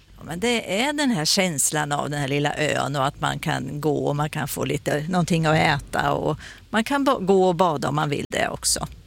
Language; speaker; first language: Swedish; native; Swedish